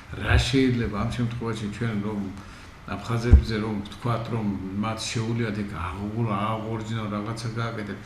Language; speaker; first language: Georgian; native; Georgian